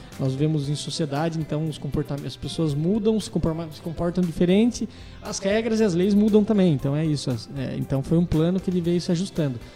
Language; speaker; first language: Portuguese; native; Portuguese